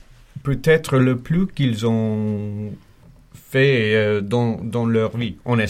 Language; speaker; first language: French; non-native, fluent; English